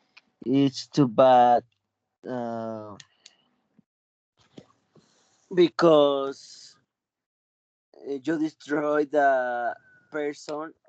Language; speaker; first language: English; non-native, learner; Spanish